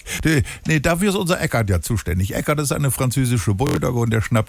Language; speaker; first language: German; native; German